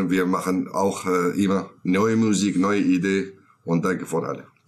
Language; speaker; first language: German; non-native, learner; Kurdish